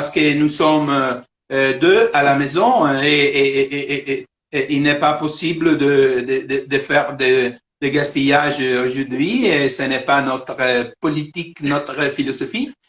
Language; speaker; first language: French; non-native, fluent; Italian